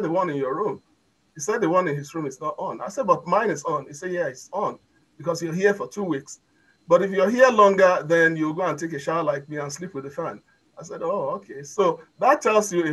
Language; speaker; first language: English; non-native, local second language; Igbo